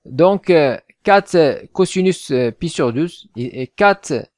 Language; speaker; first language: French; non-native, local second language; Arabic